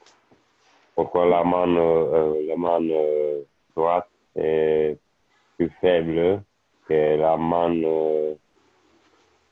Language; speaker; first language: French; non-native, learner; Italian